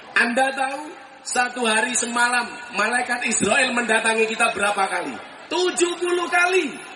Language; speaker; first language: Indonesian; non-native, local second language; Javanese